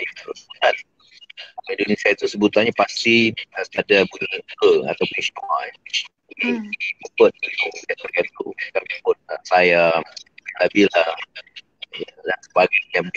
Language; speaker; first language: Malay; native; Malay